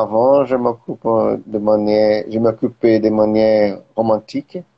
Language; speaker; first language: French; non-native, learner; Portuguese